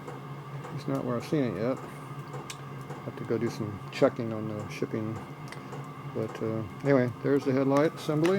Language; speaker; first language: English; native; English